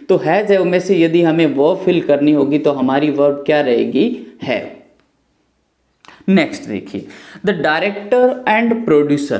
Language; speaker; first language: Hindi; native; Hindi